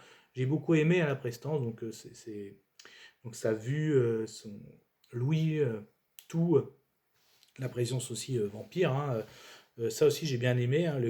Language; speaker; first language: French; native; French